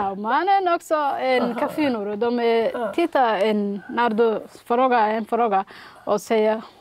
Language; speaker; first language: Swedish; non-native, learner; Somali